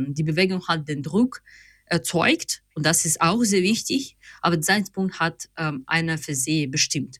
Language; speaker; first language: German; non-native, fluent; Ukrainian